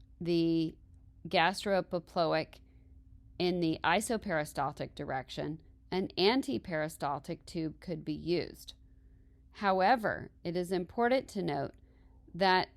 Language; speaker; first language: English; native; English